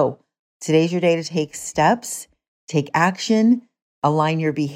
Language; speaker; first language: English; native; English